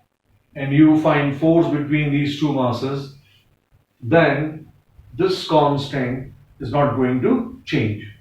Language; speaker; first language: English; non-native, local second language; Hindi